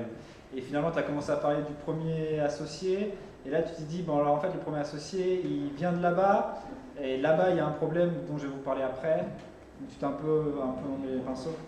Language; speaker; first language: French; native; French